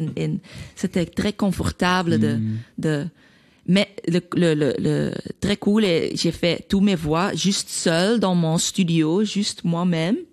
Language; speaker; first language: French; non-native, learner; Dutch